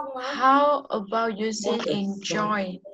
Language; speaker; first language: English; non-native, learner; Vietnamese